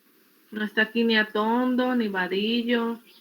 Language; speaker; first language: Spanish; native; Spanish